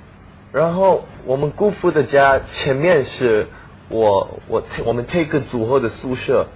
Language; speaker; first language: Chinese; non-native, learner; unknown